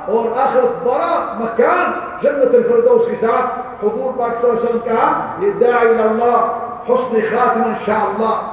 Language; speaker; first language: Urdu; non-native, learner; Arabic